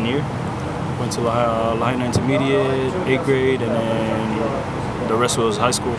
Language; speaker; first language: English; non-native, fluent; Samoan